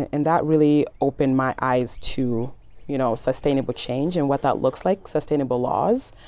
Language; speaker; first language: English; early bilingual, other home language; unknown